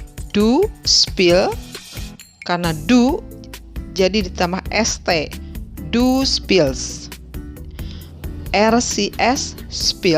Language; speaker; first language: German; non-native, fluent; Indonesian